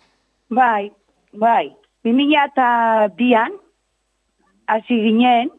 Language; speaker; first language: Basque; non-native, local second language; Spanish